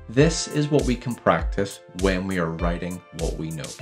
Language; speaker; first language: English; native; English